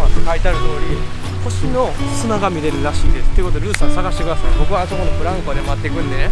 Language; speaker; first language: Japanese; native; Japanese